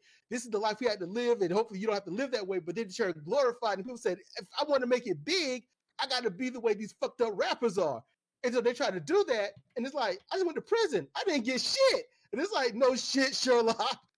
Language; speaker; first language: English; native; English